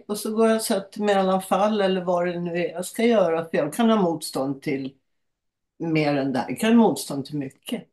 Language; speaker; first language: Swedish; native; Swedish